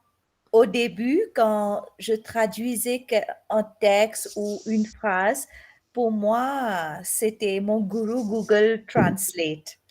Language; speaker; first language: French; non-native, learner; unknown